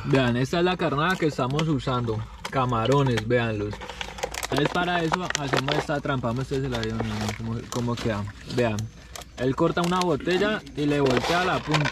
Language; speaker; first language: Spanish; native; Spanish